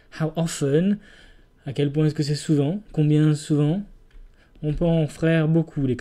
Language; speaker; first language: French; non-native, fluent; English